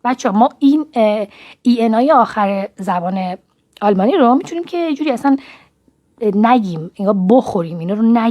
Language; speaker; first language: Persian; native; Persian